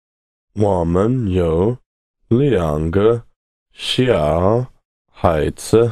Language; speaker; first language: Chinese; non-native, learner; English